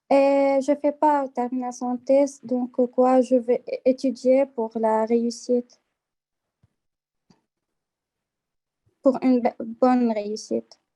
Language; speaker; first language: French; non-native, fluent; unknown